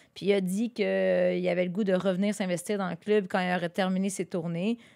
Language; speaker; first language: French; native; French